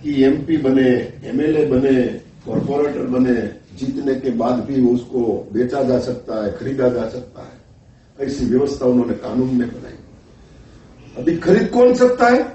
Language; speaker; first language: Hindi; non-native, local second language; Gujarati